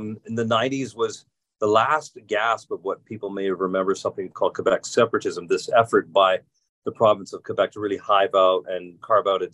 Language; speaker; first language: English; native; English